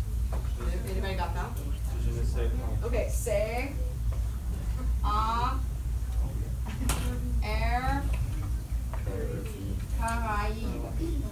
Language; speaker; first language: French; non-native, fluent; English